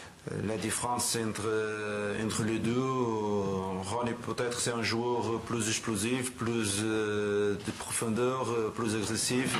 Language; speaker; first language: French; non-native, learner; Portuguese